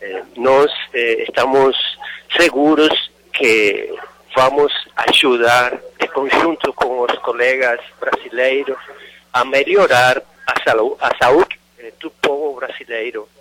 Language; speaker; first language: Portuguese; non-native, learner; Spanish